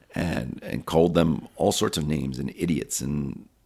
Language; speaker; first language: English; native; English